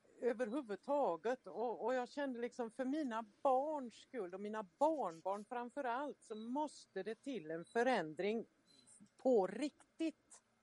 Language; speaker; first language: Swedish; native; Swedish